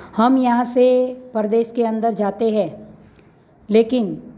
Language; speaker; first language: Hindi; non-native, local second language; Gujarati